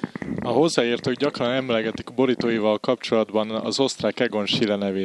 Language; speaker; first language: Hungarian; native; Hungarian